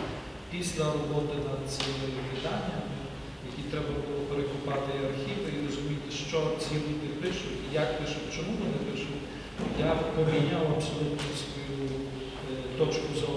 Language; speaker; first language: Ukrainian; native; Ukrainian